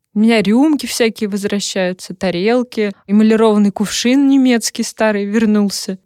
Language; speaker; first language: Russian; native; Russian